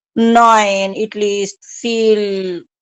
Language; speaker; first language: German; non-native, learner; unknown